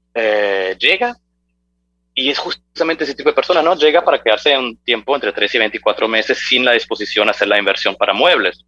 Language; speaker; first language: Spanish; early bilingual, heritage; Spanish